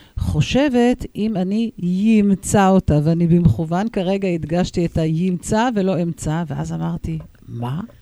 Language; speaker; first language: Hebrew; native; Hebrew